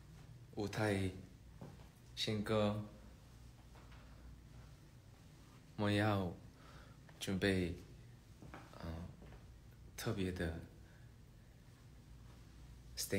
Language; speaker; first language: Chinese; non-native, learner; Korean